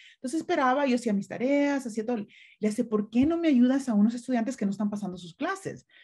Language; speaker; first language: Spanish; native; Spanish